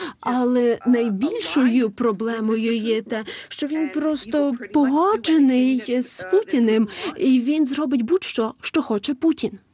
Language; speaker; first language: Ukrainian; non-native, fluent; English